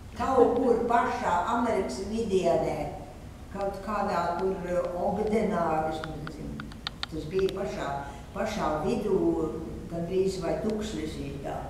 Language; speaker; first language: Latvian; native; Latvian